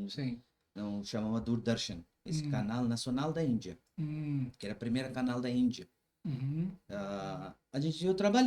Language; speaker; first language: Portuguese; non-native, learner; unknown